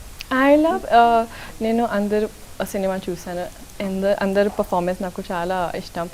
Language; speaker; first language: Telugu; non-native, local second language; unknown